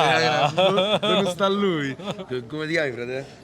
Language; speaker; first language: Italian; non-native, learner; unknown